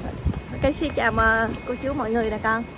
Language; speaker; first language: Vietnamese; native; Vietnamese